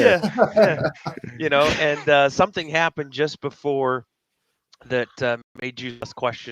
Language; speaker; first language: English; native; English